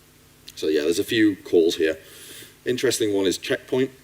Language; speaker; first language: English; native; English